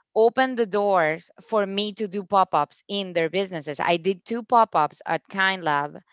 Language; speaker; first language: English; non-native, fluent; Spanish